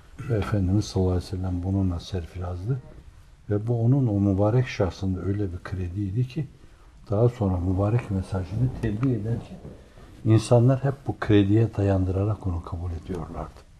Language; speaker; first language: Turkish; native; Turkish